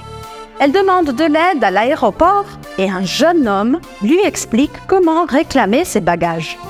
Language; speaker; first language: French; non-native, fluent; Spanish